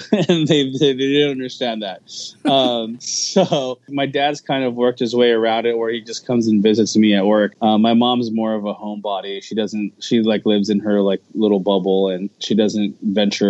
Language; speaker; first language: English; early bilingual, other home language; Filipino